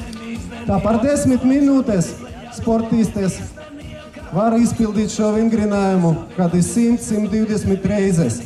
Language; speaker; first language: Latvian; non-native, local second language; Russian